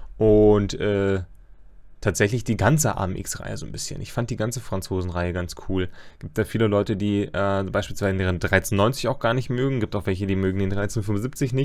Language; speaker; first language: German; native; German